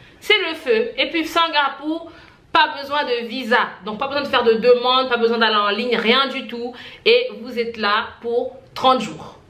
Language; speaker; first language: French; non-native, local second language; Haitian Creole